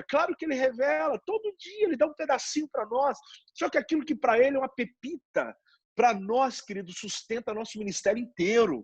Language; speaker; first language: Portuguese; native; Portuguese